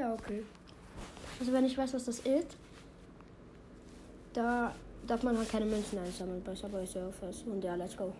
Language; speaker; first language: German; native; German